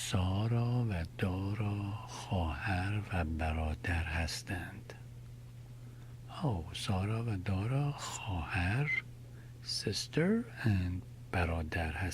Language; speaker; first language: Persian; early bilingual, heritage; Persian